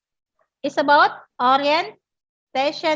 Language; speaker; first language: English; non-native, learner; Indonesian